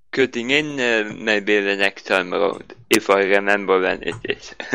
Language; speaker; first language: English; non-native, learner; Norwegian